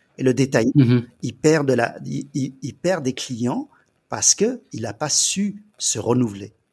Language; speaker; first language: French; early bilingual, other home language; Chinese